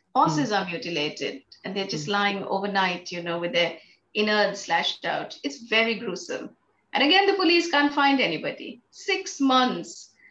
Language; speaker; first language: English; non-native, local second language; Bangla